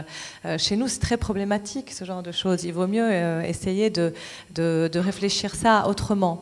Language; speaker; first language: French; non-native, local second language; Arabic